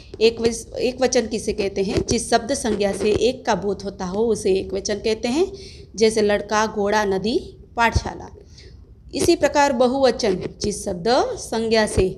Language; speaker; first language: Hindi; non-native, local second language; Gujarati